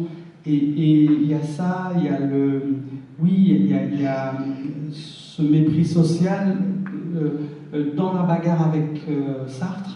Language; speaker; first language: French; early bilingual, other home language; Arabic